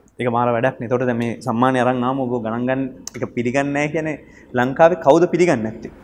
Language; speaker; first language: Sinhala; native; Sinhala